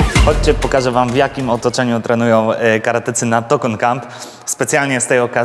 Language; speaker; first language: Polish; native; Polish